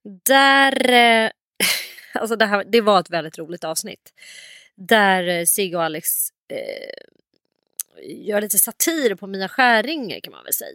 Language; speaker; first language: Swedish; native; Swedish